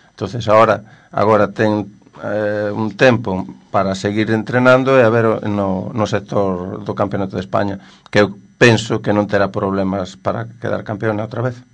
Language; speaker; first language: Galician; non-native, local second language; Spanish